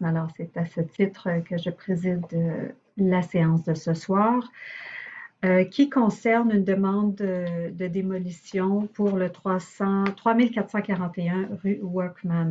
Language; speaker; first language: French; native; French